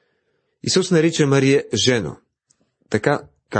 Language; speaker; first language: Bulgarian; native; Bulgarian